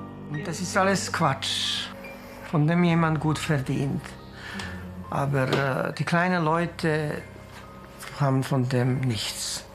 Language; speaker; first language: German; non-native, local second language; Croatian